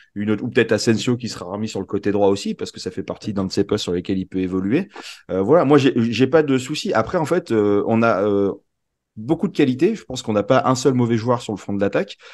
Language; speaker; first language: French; native; French